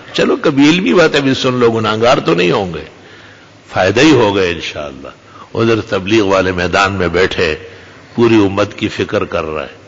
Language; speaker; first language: Urdu; non-native, local second language; Pashto